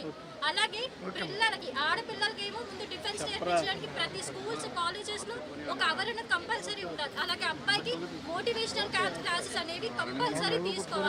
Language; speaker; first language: Telugu; native; Telugu